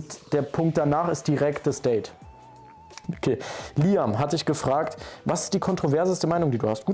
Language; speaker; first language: German; native; German